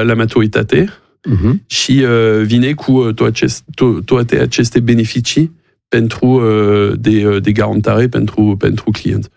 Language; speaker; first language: Romanian; non-native, learner; French